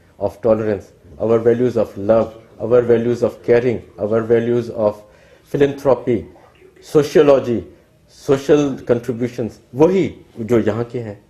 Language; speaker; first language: Urdu; non-native, local second language; Baluchi